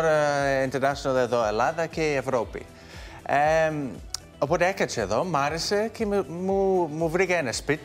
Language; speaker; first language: Greek; non-native, learner; English